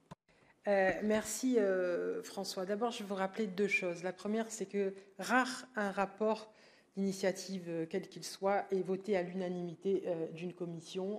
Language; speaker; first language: French; native; French